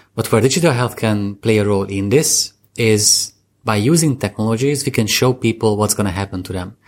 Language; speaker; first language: English; non-native, fluent; Hungarian